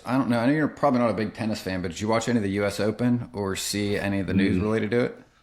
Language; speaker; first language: English; native; English